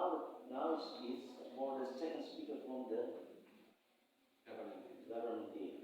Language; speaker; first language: English; non-native, local second language; Indonesian